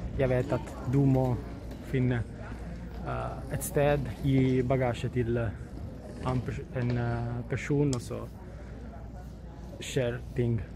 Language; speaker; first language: Norwegian; non-native, learner; Italian